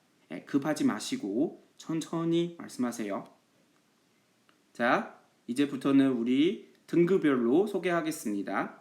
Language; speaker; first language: Korean; non-native, fluent; Chinese